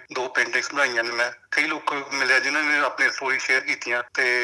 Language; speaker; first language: Punjabi; native; Punjabi